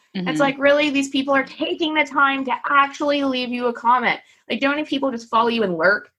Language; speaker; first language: English; native; English